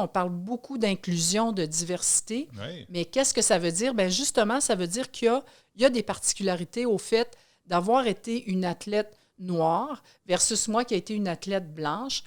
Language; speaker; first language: French; native; French